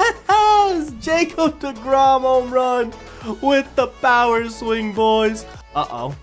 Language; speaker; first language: English; native; English